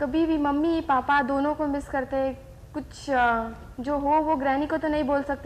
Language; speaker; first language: Hindi; native; Hindi